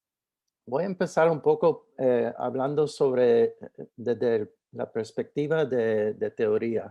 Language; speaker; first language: Spanish; early bilingual, heritage; Spanish